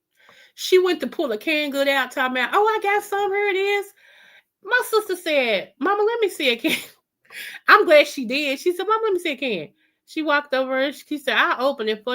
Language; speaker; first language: English; native; English